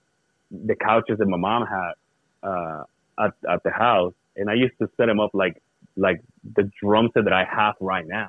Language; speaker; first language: English; non-native, fluent; Spanish